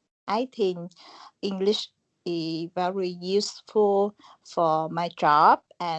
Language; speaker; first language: English; non-native, learner; Vietnamese